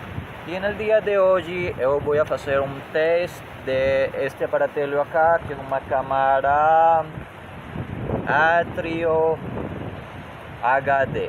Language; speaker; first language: Portuguese; non-native, learner; Spanish